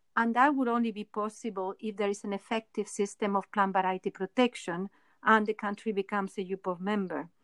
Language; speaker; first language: English; non-native, fluent; Spanish